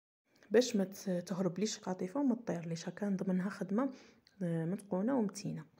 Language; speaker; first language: Arabic; native; Arabic